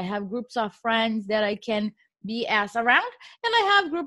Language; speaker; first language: English; non-native, fluent; Portuguese